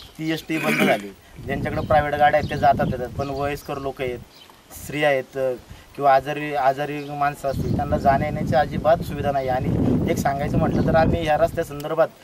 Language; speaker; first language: Marathi; native; Marathi